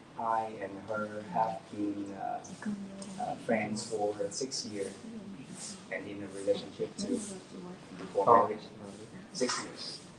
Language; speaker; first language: English; non-native, learner; Vietnamese